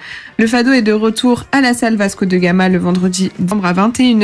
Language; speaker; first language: French; native; French